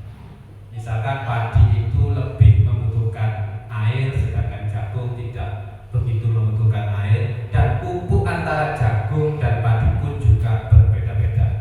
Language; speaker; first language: Indonesian; native; Indonesian